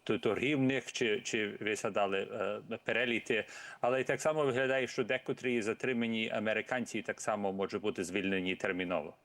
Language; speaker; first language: Ukrainian; early bilingual, heritage; Ukrainian